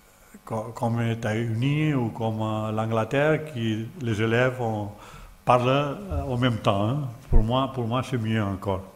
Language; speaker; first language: French; non-native, learner; Catalan